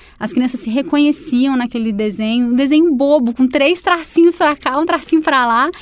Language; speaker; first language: Portuguese; native; Portuguese